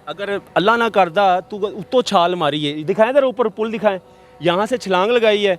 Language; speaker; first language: Urdu; non-native, local second language; Punjabi